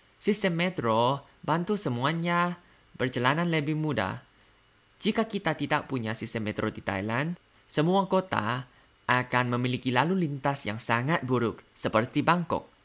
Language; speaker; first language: Indonesian; non-native, learner; Thai